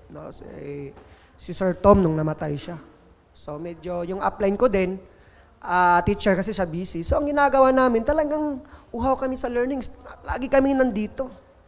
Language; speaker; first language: Filipino; non-native, local second language; Cebuano